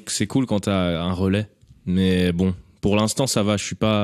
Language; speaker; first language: French; native; French